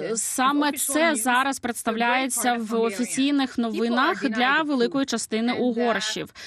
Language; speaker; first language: Ukrainian; non-native, fluent; Hungarian